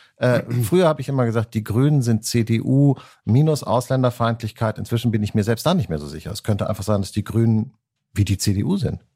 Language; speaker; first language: German; native; German